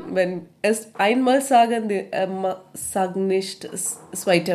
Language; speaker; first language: German; non-native, learner; Malayalam